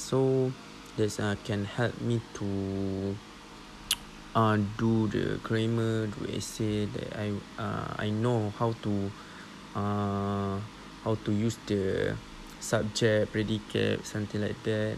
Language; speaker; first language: English; non-native, local second language; Malay